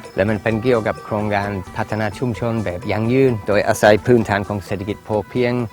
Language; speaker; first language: Thai; non-native, fluent; English